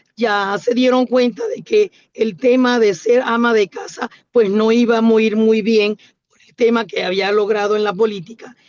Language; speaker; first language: Spanish; native; Spanish